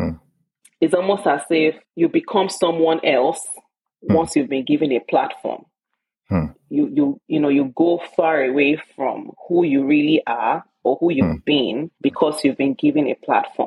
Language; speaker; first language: English; non-native, local second language; Yoruba